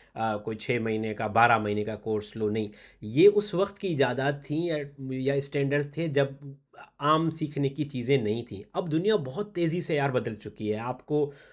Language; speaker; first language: Urdu; non-native, local second language; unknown